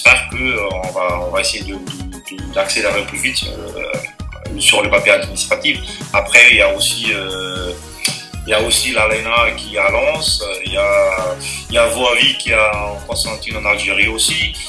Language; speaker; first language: French; non-native, local second language; Malagasy